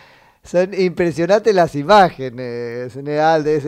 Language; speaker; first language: Spanish; native; Spanish